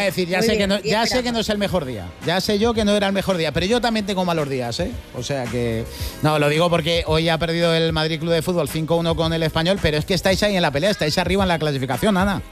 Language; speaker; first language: Spanish; native; Spanish